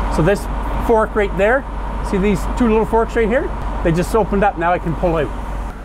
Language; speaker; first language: English; native; English